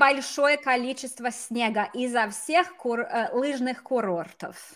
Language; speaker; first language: Russian; non-native, fluent; English